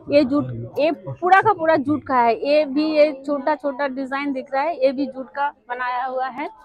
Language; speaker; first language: Hindi; non-native, local second language; Bangla